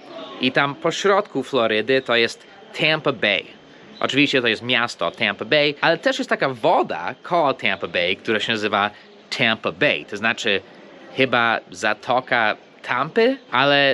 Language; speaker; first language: Polish; early bilingual, heritage; Polish